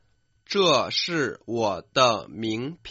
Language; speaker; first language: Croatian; non-native, fluent; Chinese